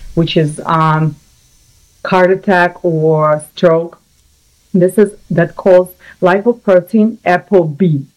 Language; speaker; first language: English; non-native, fluent; Russian